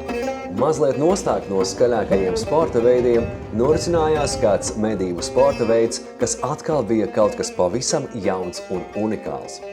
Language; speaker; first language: Latvian; native; Latvian